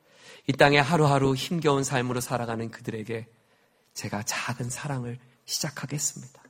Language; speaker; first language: Korean; native; Korean